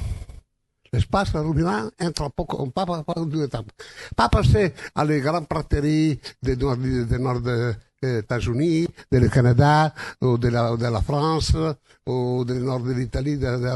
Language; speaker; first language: French; non-native, learner; Italian